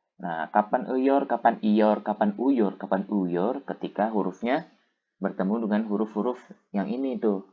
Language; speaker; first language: Indonesian; native; Indonesian